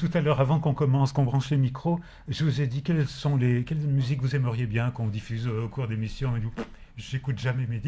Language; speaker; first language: French; native; French